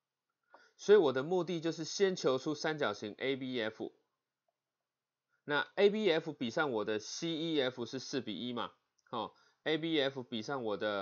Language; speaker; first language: Chinese; native; Chinese